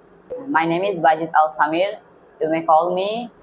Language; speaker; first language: English; non-native, learner; Bangla